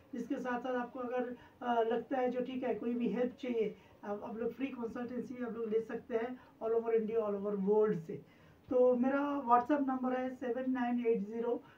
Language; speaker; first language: Hindi; non-native, local second language; Bangla